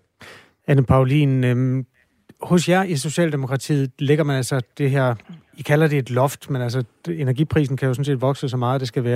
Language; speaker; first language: Danish; native; Danish